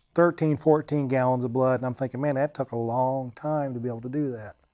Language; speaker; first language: English; native; English